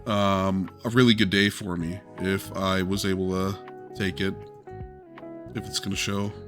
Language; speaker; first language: English; native; English